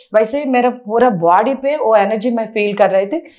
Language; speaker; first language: Hindi; non-native, local second language; Telugu